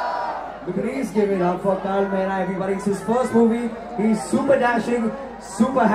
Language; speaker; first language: English; non-native, local second language; Hindi